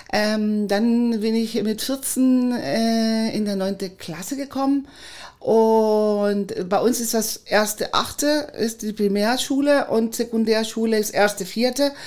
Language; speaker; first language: German; non-native, fluent; Spanish